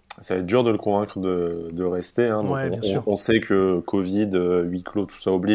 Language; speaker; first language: French; native; French